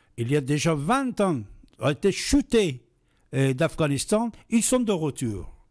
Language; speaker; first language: French; non-native, fluent; Persian